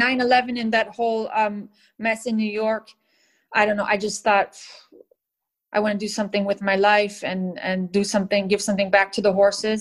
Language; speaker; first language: English; native; English